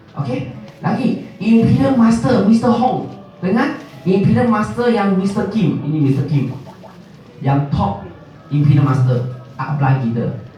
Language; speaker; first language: Malay; non-native, local second language; Min Nan Chinese